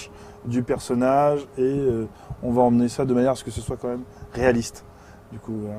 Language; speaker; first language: French; native; French